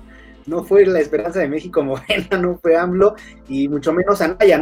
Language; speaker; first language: Spanish; native; Spanish